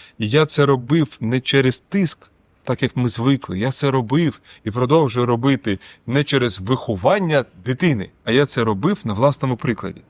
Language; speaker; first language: Ukrainian; non-native, local second language; Russian